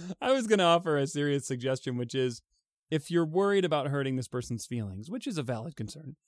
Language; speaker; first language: English; native; English